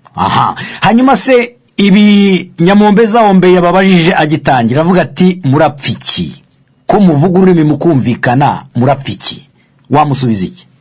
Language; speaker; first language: Kinyarwanda; native; Kinyarwanda